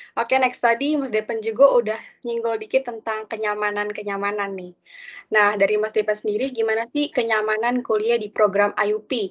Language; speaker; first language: Indonesian; native; Indonesian